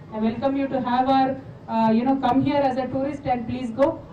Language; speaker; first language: English; non-native, local second language; Telugu